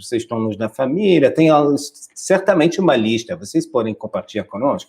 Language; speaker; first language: Portuguese; non-native, fluent; French